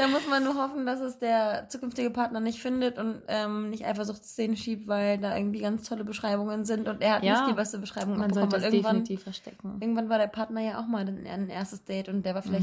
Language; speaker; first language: German; native; German